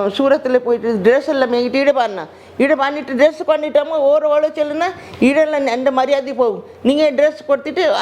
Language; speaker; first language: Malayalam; non-native, learner; Hindi